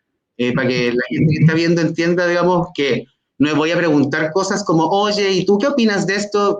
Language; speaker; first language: Spanish; native; Spanish